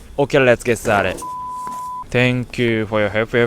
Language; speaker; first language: English; non-native, fluent; Japanese